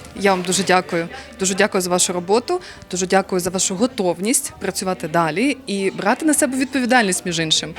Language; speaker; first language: Ukrainian; native; Ukrainian